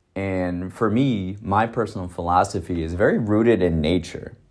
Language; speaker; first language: English; native; English